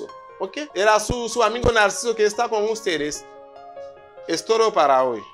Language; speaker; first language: Spanish; non-native, fluent; Haitian Creole